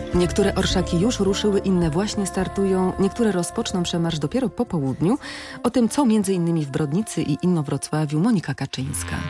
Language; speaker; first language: Polish; native; Polish